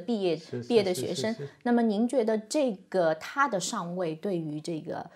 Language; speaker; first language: Chinese; native; Chinese